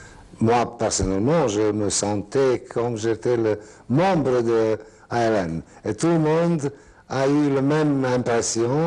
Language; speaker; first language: French; non-native, fluent; Serbian